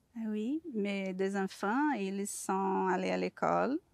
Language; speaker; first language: French; non-native, learner; Portuguese